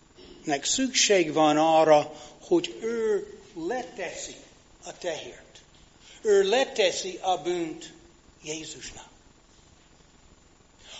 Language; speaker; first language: Hungarian; non-native, fluent; English